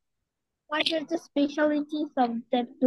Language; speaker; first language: English; non-native, learner; Bangla